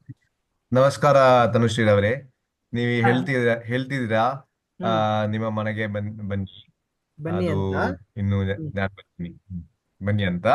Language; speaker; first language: Kannada; non-native, learner; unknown